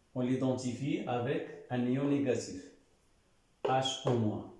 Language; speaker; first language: French; non-native, local second language; Arabic